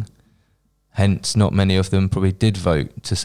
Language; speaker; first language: English; native; English